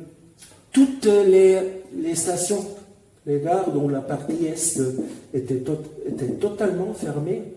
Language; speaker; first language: French; non-native, fluent; German